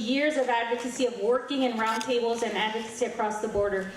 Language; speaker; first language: English; early bilingual, heritage; Spanish